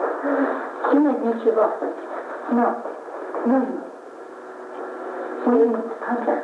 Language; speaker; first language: Russian; non-native, learner; English